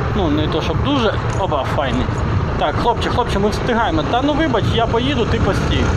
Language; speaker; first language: Ukrainian; non-native, local second language; Russian